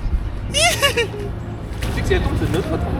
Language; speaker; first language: French; native; French